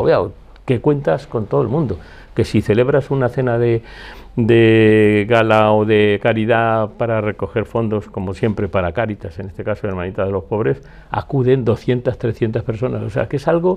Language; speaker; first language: Spanish; native; Spanish